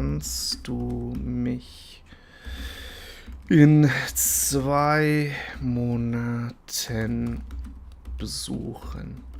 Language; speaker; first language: German; non-native, fluent; English